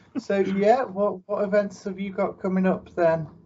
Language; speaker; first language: English; native; English